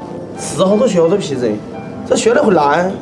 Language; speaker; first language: Chinese; native; Chinese